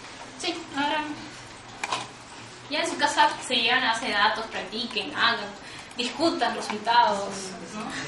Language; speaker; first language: Spanish; native; Spanish